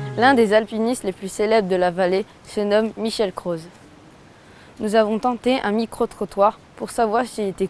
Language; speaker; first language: French; native; French